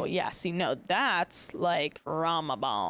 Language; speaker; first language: English; native; English